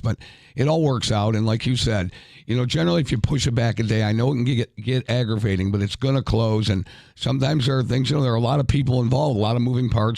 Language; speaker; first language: English; native; English